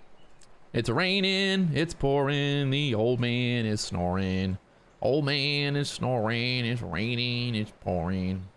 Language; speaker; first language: English; native; English